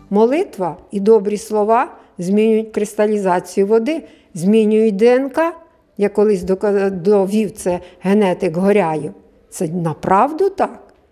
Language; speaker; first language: Ukrainian; native; Ukrainian